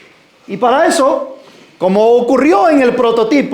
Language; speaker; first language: Spanish; native; Spanish